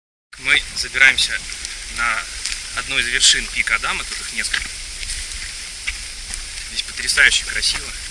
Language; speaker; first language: Russian; native; Russian